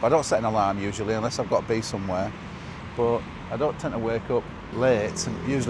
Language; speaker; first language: English; native; English